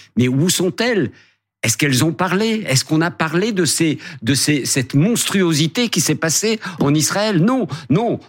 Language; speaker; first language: French; native; French